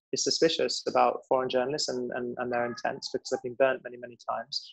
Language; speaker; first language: English; native; English